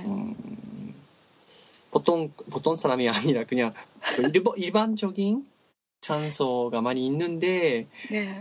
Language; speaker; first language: Korean; non-native, learner; Japanese